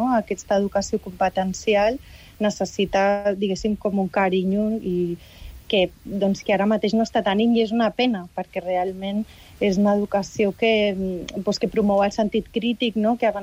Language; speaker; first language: Catalan; native; Catalan